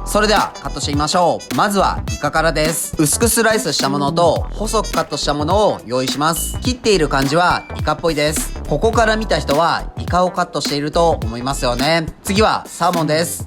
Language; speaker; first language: Japanese; native; Japanese